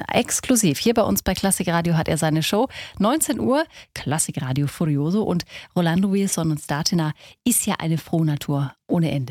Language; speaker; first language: German; native; German